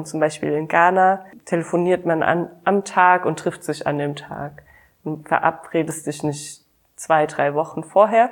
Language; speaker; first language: German; native; German